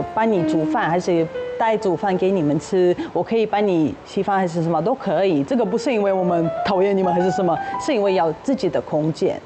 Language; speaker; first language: Chinese; non-native, fluent; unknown